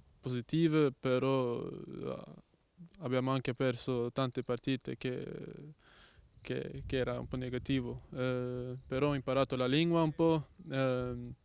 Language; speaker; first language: Italian; non-native, learner; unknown